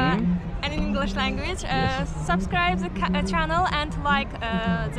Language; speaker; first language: English; non-native, learner; Azerbaijani